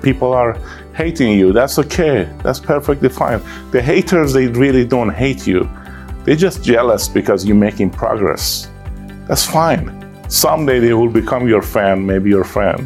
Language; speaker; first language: English; non-native, fluent; Persian